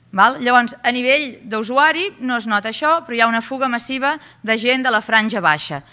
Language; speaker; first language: Catalan; native; Catalan